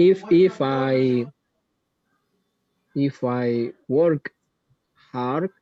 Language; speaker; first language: English; non-native, learner; Spanish